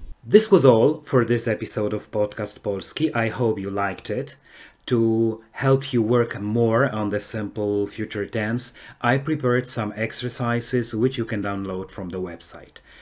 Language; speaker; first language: English; non-native, fluent; Polish